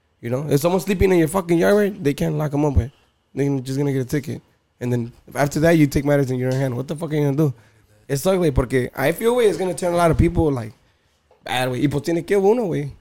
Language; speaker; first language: English; early bilingual, other home language; Spanish